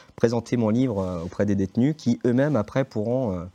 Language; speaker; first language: French; native; French